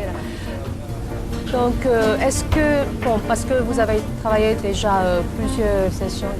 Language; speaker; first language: French; non-native, fluent; Chinese